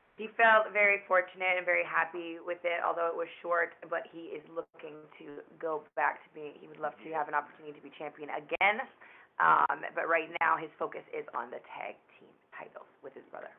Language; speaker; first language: English; native; English